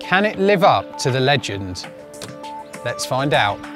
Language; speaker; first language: English; native; English